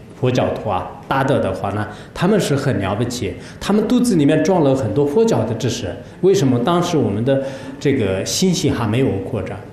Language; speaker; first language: Chinese; non-native, local second language; Tibetan